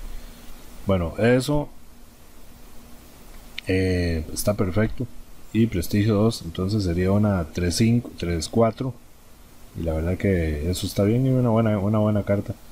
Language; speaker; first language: Spanish; native; Spanish